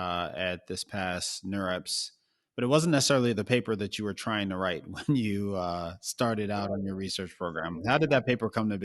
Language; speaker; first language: English; native; English